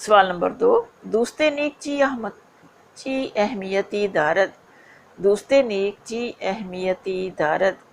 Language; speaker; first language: Persian; non-native, fluent; Urdu